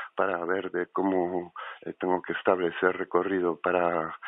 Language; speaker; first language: Spanish; native; Spanish